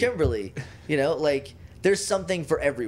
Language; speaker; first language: English; native; English